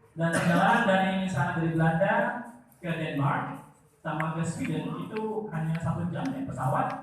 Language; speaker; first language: Indonesian; non-native, local second language; Madurese